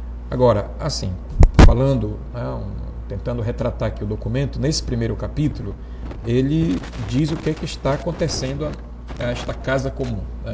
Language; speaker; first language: Portuguese; native; Portuguese